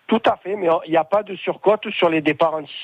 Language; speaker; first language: French; native; French